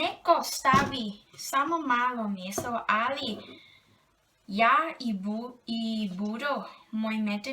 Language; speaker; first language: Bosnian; non-native, learner; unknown